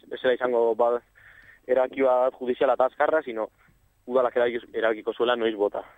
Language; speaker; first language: Basque; non-native, local second language; Spanish